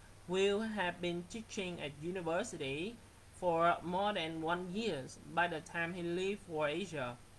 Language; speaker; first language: English; non-native, fluent; Vietnamese